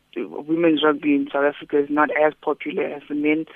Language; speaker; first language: English; non-native, local second language; Xhosa